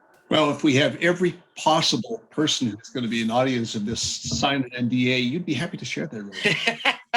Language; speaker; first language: English; native; English